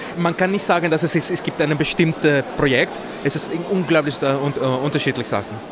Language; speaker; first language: German; non-native, learner; Spanish